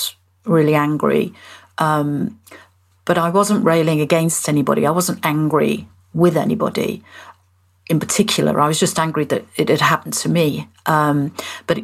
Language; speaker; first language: English; native; English